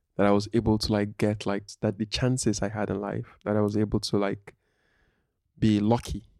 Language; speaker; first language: English; non-native, local second language; Igbo